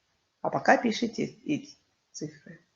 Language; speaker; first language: Russian; non-native, local second language; Kyrgyz